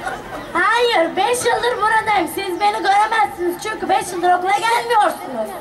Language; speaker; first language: Turkish; native; Turkish